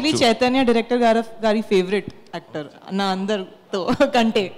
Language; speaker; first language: Telugu; non-native, fluent; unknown